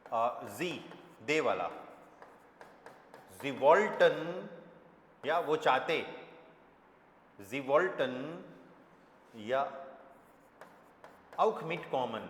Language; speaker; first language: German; non-native, fluent; Hindi